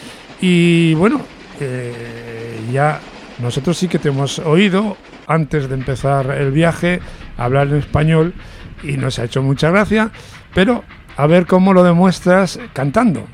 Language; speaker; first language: Spanish; native; Spanish